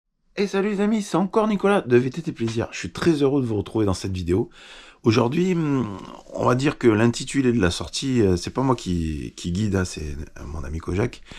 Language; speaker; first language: French; native; French